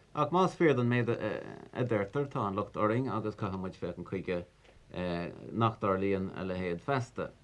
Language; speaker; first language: Irish; native; Irish